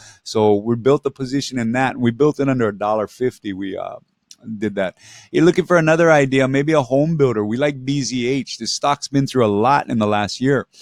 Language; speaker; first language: English; native; English